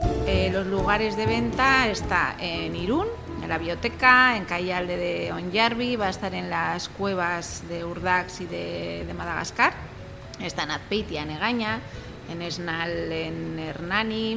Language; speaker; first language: Spanish; native; Spanish